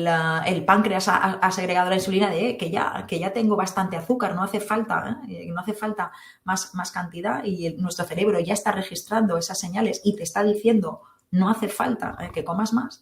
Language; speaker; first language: Spanish; native; Spanish